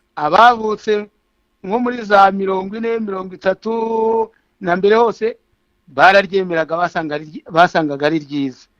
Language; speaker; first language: Kinyarwanda; native; Kinyarwanda